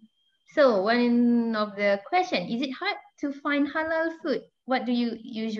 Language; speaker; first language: English; non-native, fluent; Malay